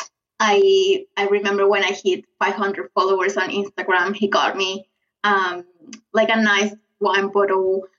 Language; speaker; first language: English; non-native, fluent; Spanish